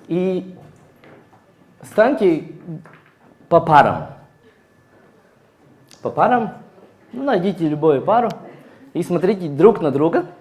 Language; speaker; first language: Russian; non-native, fluent; Latvian